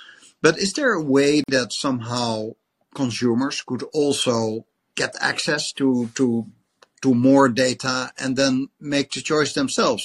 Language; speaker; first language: English; non-native, fluent; Dutch